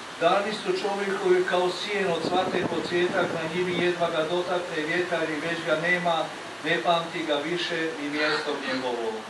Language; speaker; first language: Croatian; native; Croatian